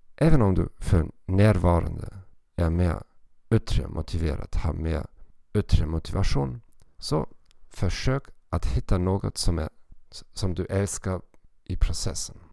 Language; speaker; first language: Swedish; non-native, learner; German